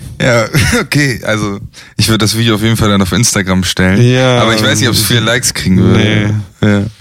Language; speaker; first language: German; native; German